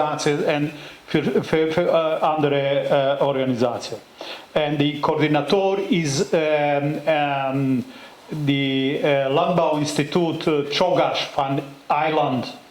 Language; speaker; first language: Dutch; non-native, learner; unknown